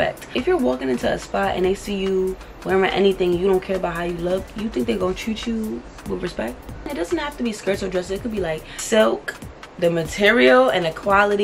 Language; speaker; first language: English; native; English